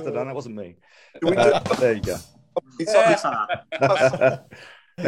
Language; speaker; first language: English; native; English